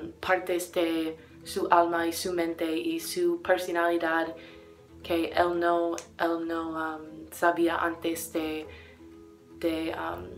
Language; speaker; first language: Spanish; non-native, learner; English